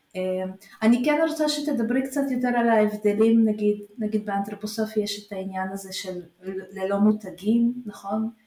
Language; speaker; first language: Hebrew; early bilingual, other home language; Russian